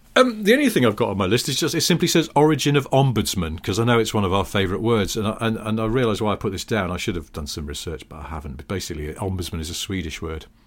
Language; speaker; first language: English; native; English